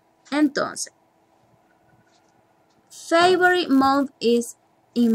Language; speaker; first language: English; non-native, learner; Spanish